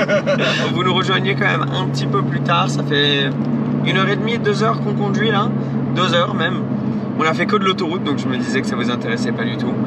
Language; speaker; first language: French; native; French